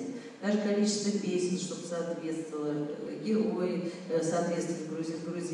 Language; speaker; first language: Russian; native; Russian